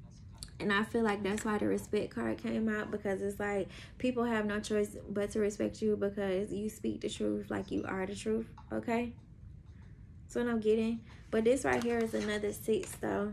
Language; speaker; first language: English; native; English